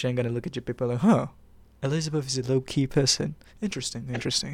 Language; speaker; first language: English; non-native, local second language; Malay